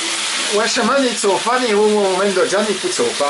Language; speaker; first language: Chinese; non-native, learner; French